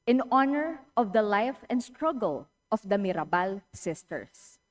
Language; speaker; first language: English; non-native, local second language; Filipino